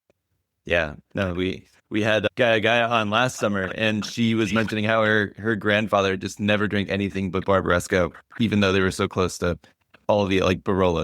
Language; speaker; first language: English; native; English